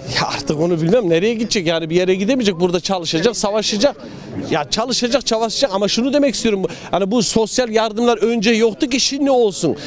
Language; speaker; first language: Turkish; early bilingual, heritage; Turkish